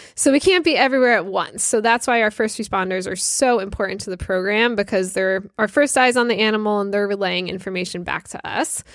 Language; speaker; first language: English; native; English